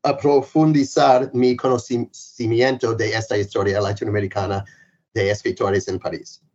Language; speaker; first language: Spanish; non-native, fluent; English